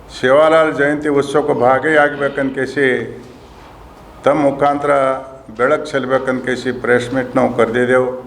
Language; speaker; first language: Kannada; non-native, local second language; Lambadi